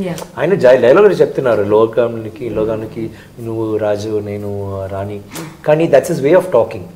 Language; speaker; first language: Telugu; non-native, learner; Tamil